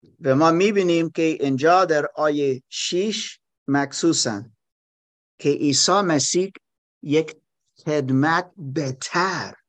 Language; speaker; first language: Persian; non-native, learner; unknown